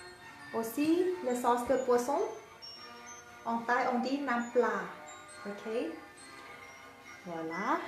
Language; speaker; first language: French; non-native, learner; Thai